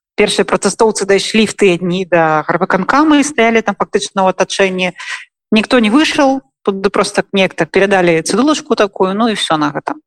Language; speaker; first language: Belarusian; non-native, local second language; Russian